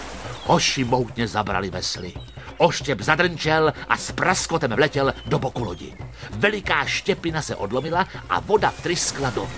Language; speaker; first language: Czech; native; Czech